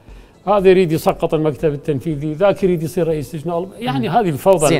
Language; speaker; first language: Arabic; native; Arabic